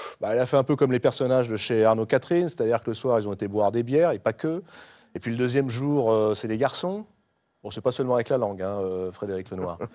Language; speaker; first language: French; native; French